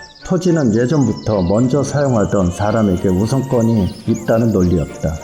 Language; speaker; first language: Korean; native; Korean